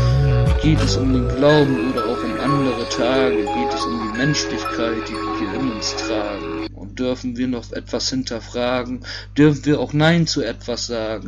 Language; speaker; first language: German; native; German